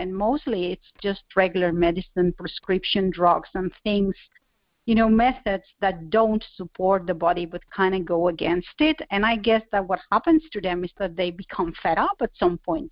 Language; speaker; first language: English; non-native, fluent; Spanish